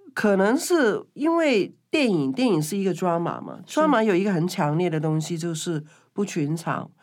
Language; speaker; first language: Chinese; non-native, local second language; Cantonese